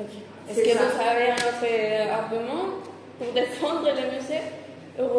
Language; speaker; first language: French; non-native, fluent; Spanish